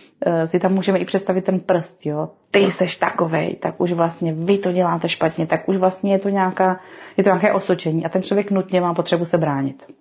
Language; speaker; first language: Czech; native; Czech